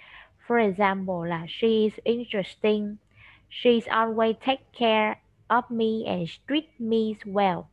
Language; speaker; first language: English; non-native, learner; Vietnamese